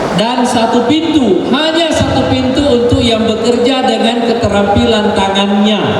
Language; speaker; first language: Indonesian; non-native, local second language; Buginese